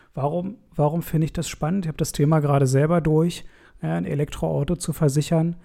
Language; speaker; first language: German; native; German